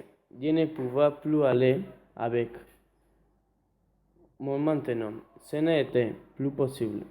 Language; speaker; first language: French; non-native, learner; Spanish